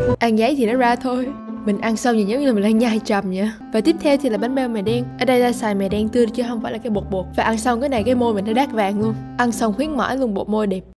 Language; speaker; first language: Vietnamese; early bilingual, heritage; Vietnamese